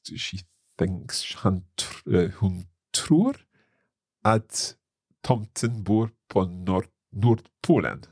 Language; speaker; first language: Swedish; non-native, learner; English